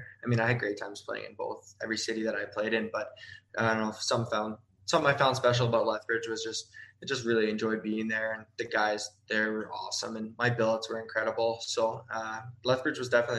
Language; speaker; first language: English; native; English